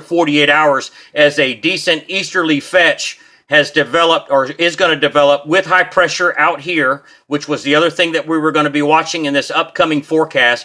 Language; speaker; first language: English; native; English